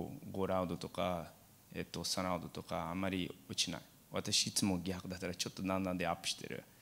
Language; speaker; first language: Japanese; non-native, learner; Portuguese